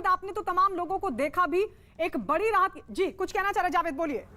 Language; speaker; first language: Hindi; native; Hindi